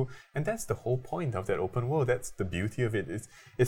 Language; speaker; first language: English; native; English